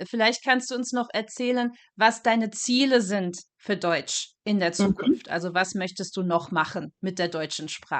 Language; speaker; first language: German; non-native, fluent; English